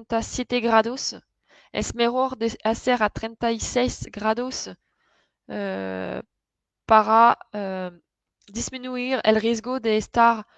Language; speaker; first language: Spanish; non-native, fluent; French